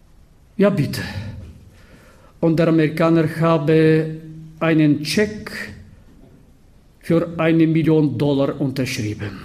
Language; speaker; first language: German; non-native, fluent; Bulgarian